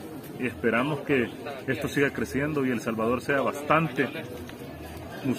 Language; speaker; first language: Spanish; native; Spanish